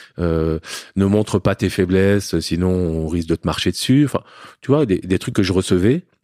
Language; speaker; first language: French; native; French